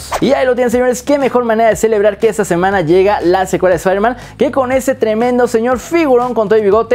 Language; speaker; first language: Spanish; native; Spanish